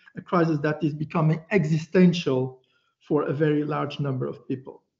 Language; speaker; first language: English; non-native, fluent; Portuguese